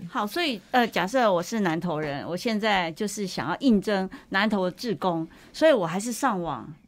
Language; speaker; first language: Chinese; native; Chinese